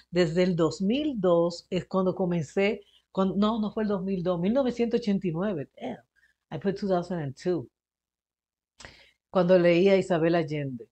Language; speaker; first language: Spanish; early bilingual, heritage; Spanish